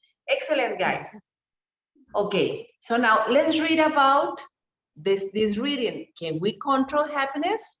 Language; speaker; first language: English; non-native, fluent; Spanish